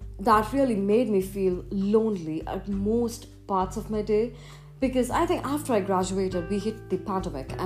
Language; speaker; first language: English; non-native, local second language; Tamil